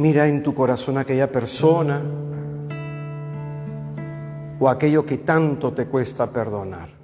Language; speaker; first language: Spanish; native; Spanish